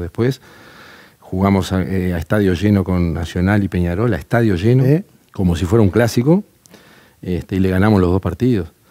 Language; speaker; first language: Spanish; native; Spanish